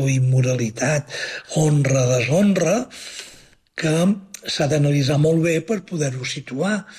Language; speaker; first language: Catalan; native; Catalan